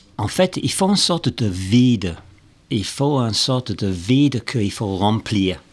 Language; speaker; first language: French; non-native, learner; English